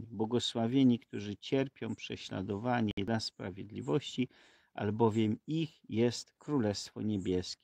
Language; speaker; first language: Polish; native; Polish